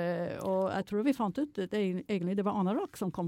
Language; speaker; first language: Norwegian; non-native, fluent; English